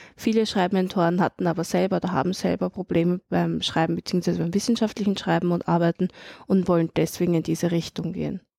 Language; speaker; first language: German; native; German